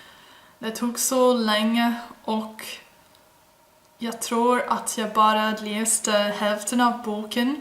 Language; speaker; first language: Swedish; non-native, learner; Dutch